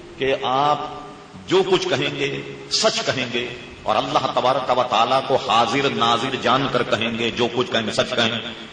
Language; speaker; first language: Urdu; native; Urdu